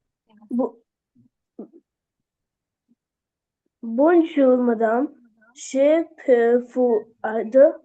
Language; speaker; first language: French; non-native, learner; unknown